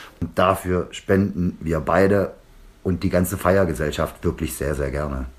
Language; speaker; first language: German; native; German